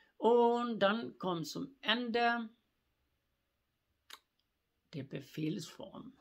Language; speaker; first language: German; non-native, fluent; Swedish